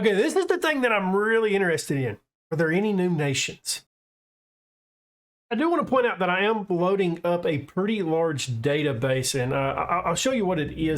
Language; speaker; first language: English; native; English